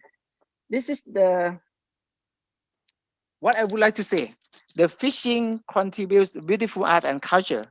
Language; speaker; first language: English; non-native, fluent; Thai